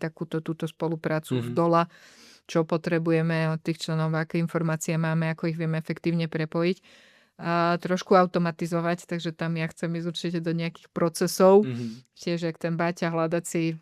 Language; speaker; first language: Slovak; native; Slovak